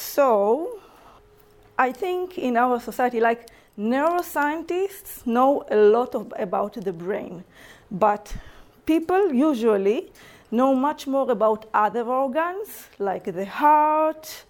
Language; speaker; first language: English; non-native, fluent; Hebrew